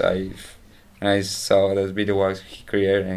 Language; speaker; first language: English; non-native, learner; Spanish